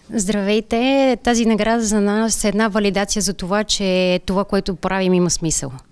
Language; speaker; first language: Bulgarian; native; Bulgarian